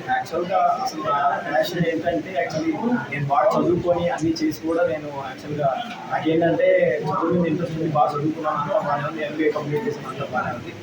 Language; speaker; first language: Telugu; native; Telugu